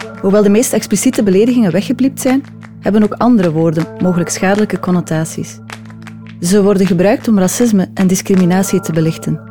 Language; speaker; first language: Dutch; native; Dutch